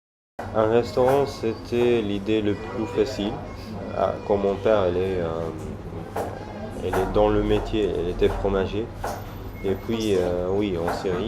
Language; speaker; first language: French; non-native, learner; Arabic